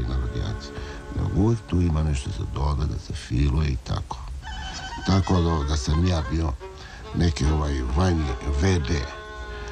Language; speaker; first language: Serbian; non-native, local second language; Romany